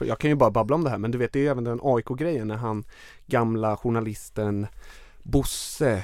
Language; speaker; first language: Swedish; native; Swedish